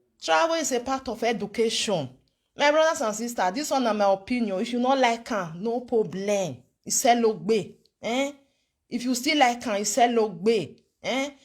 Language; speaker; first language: Nigerian Pidgin; non-native, local second language; Bini